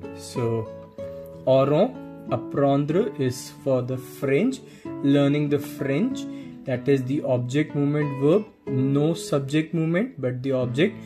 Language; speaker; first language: English; non-native, local second language; Hindi